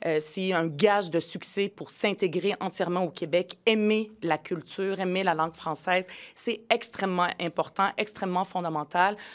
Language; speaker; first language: French; early bilingual, other home language; Arabic